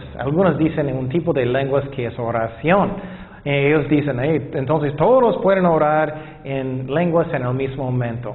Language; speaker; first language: Spanish; non-native, fluent; English